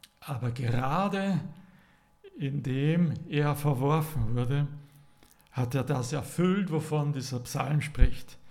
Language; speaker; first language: German; native; German